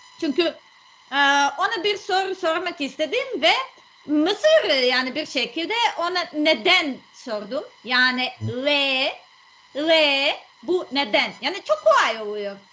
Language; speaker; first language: Turkish; non-native, learner; Serbian